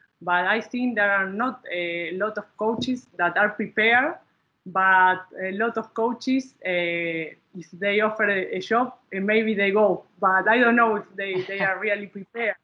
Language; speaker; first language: English; non-native, learner; Spanish